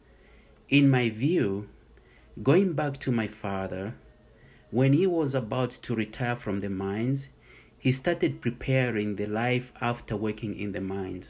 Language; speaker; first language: English; non-native, local second language; Bemba